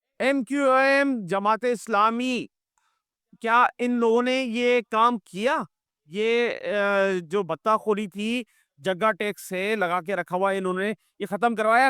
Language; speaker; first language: Urdu; native; Urdu